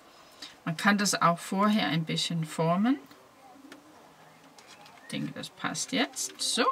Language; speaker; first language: German; non-native, fluent; Danish